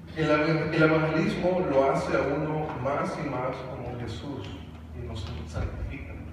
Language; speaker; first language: Spanish; early bilingual, heritage; Spanish